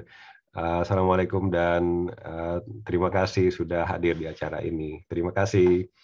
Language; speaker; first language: Indonesian; non-native, fluent; English